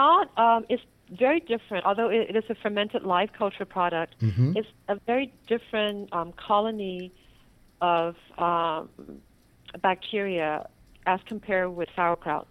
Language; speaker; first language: English; non-native, local second language; Cantonese